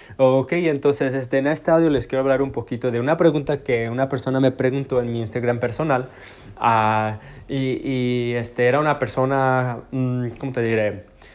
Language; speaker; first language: Spanish; early bilingual, heritage; Spanish